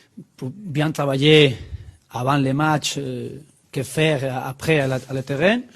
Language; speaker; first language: French; non-native, learner; Spanish